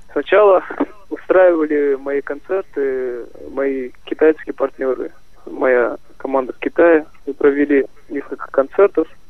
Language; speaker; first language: Russian; non-native, local second language; Kazakh